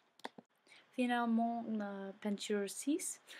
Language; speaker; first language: French; non-native, learner; English